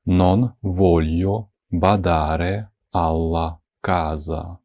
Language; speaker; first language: Italian; non-native, fluent; Ukrainian